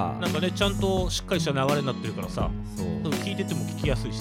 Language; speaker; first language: Japanese; native; Japanese